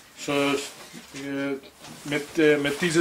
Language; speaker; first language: German; non-native, learner; Polish